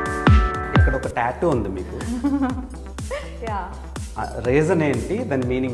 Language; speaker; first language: Telugu; native; Telugu